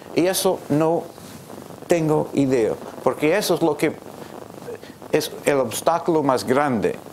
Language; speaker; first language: Spanish; non-native, fluent; English